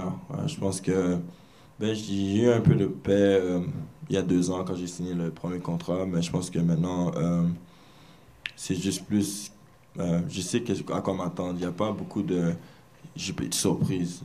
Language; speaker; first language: French; native; French